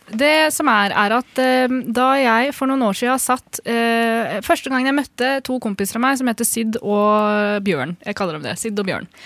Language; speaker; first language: Norwegian; early bilingual, other home language; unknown